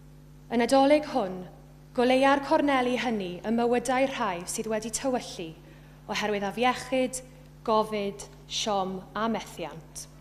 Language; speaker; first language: Welsh; native; Welsh